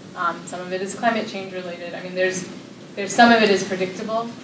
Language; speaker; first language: English; native; English